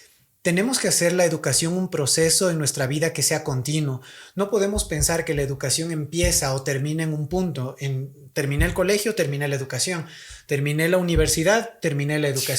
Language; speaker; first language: Spanish; native; Spanish